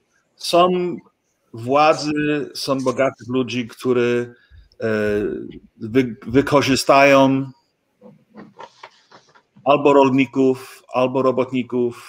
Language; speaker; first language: Polish; early bilingual, heritage; English